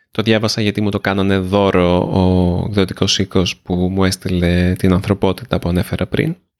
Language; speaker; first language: Greek; native; Greek